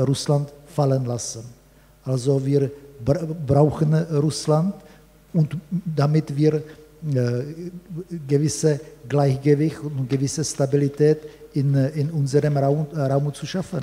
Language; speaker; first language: German; non-native, fluent; Czech